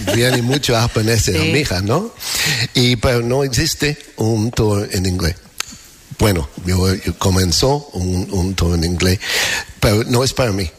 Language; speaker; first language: Spanish; non-native, fluent; English